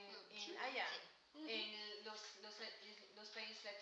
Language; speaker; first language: Spanish; non-native, learner; English